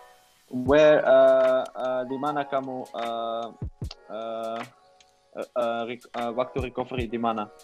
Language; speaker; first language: Indonesian; non-native, learner; Dutch